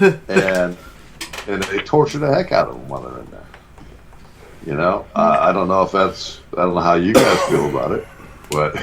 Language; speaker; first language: English; native; English